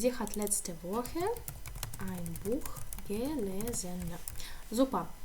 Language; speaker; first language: German; non-native, fluent; Ukrainian